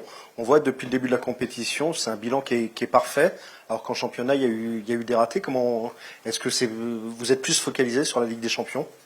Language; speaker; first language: French; native; French